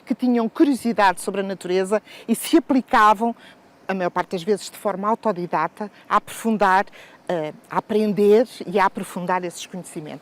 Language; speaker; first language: Portuguese; native; Portuguese